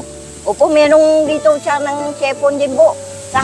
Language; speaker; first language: Filipino; non-native, learner; Vietnamese